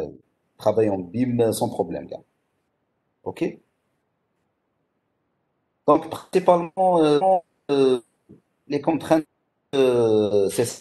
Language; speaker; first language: French; non-native, local second language; Arabic